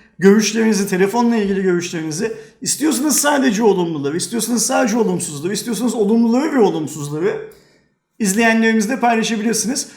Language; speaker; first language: Turkish; native; Turkish